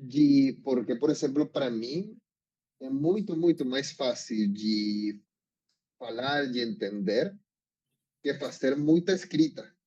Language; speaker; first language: Portuguese; non-native, learner; Spanish